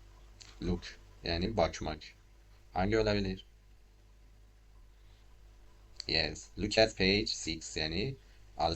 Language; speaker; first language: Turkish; non-native, learner; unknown